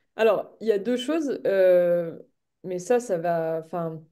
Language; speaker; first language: French; native; French